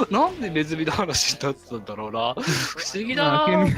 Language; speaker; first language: Japanese; native; Japanese